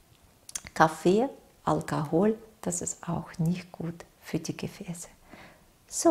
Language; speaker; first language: German; non-native, fluent; Russian